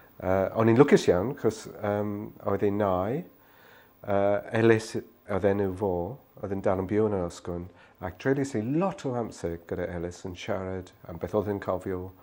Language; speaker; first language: Welsh; non-native, fluent; English